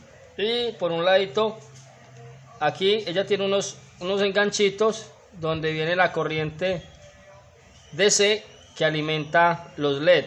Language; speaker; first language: Spanish; native; Spanish